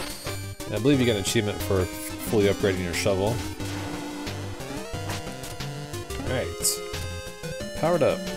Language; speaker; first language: English; native; English